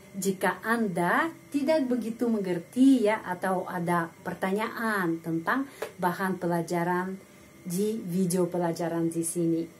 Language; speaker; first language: Indonesian; non-native, fluent; Russian